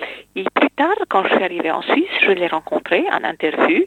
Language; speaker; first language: French; non-native, fluent; Romanian